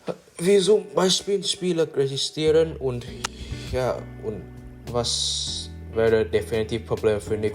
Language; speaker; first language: German; non-native, learner; English